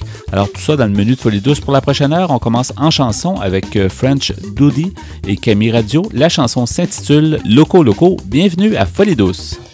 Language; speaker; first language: French; native; French